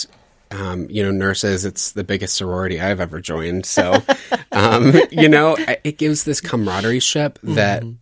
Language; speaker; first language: English; native; English